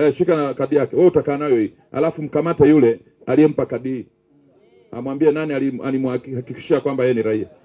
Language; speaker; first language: Swahili; native; Swahili